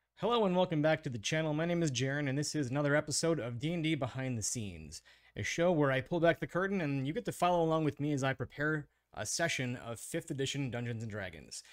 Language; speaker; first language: English; native; English